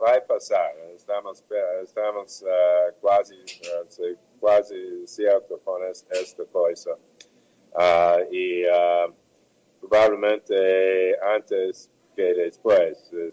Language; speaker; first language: Portuguese; non-native, fluent; English